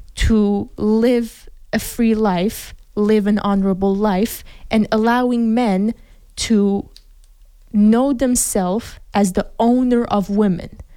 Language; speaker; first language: English; non-native, fluent; Persian